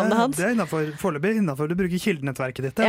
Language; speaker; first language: Norwegian; native; Norwegian